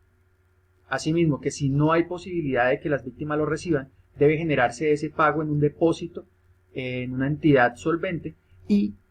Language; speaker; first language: Spanish; native; Spanish